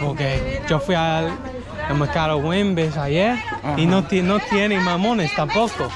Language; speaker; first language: Spanish; non-native, learner; English